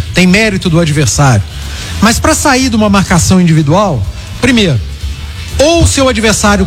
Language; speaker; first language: Portuguese; native; Portuguese